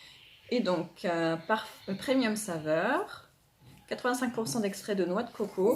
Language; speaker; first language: French; native; French